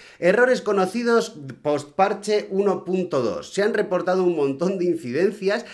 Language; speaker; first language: Spanish; native; Spanish